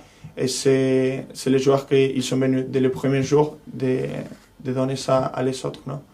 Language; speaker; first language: French; non-native, fluent; Spanish